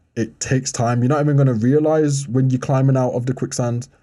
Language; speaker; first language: English; native; English